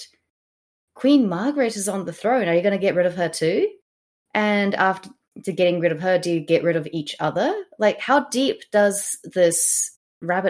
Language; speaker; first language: English; native; English